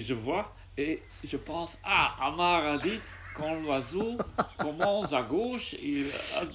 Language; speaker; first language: French; non-native, learner; Czech